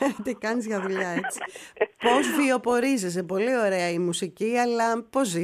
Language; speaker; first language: Greek; native; Greek